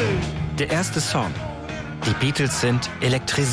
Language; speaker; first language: German; native; German